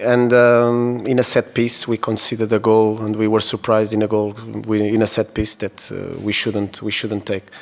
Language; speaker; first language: English; non-native, fluent; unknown